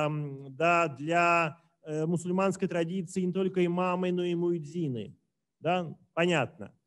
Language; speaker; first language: Russian; native; Russian